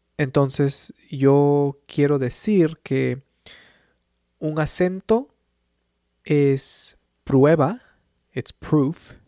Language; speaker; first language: Spanish; native; Spanish